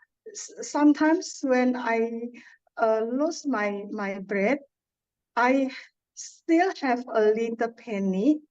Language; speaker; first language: English; non-native, learner; Indonesian